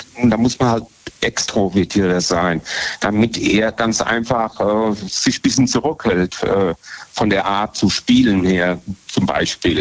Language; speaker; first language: German; native; German